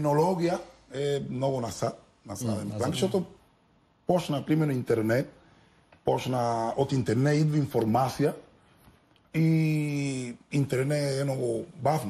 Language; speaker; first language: Bulgarian; non-native, learner; Spanish